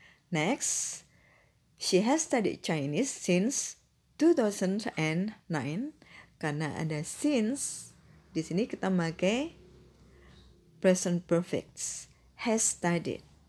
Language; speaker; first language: English; non-native, fluent; Indonesian